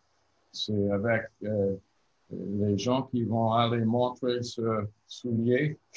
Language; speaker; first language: French; non-native, learner; English